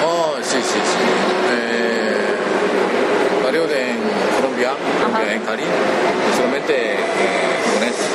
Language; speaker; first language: Spanish; non-native, learner; Japanese